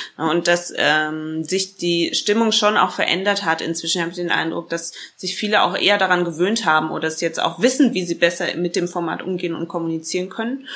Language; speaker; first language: German; native; German